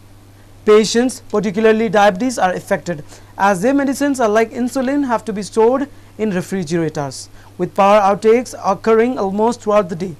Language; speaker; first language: English; non-native, local second language; Urdu